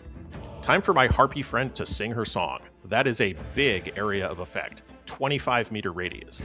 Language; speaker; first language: English; native; English